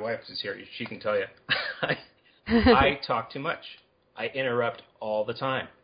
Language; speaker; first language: English; native; English